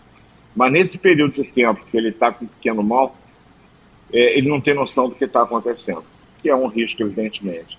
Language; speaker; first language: Portuguese; native; Portuguese